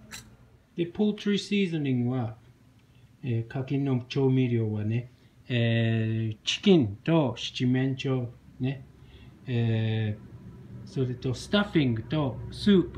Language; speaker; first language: Japanese; non-native, fluent; English